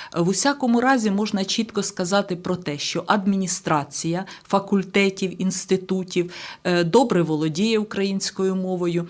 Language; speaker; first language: Ukrainian; native; Ukrainian